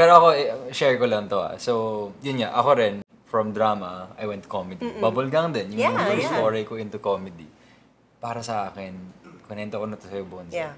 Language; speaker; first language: Filipino; native; Filipino